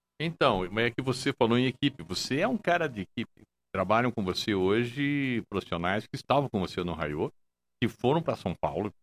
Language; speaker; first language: Portuguese; native; Portuguese